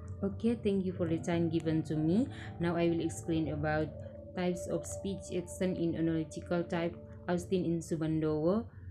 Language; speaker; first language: English; non-native, learner; Indonesian